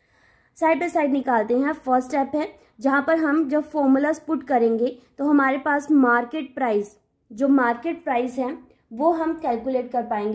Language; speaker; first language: Hindi; native; Hindi